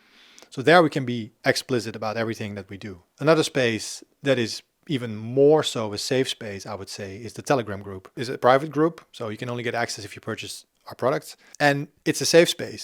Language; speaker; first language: English; non-native, fluent; Dutch